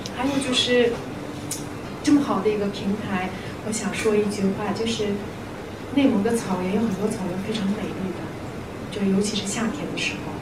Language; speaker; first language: Chinese; non-native, local second language; Mongolian